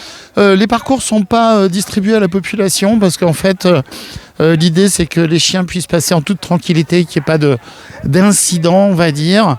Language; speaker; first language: French; native; French